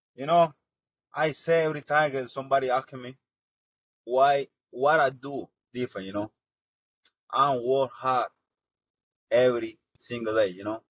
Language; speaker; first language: English; non-native, learner; Spanish